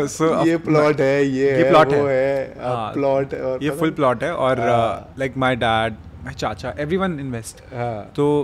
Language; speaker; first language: Hindi; native; Hindi